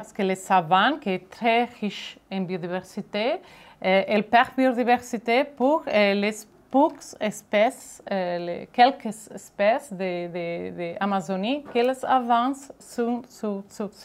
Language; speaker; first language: French; non-native, fluent; Catalan